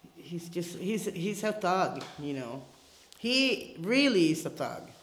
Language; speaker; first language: English; early bilingual, other home language; Spanish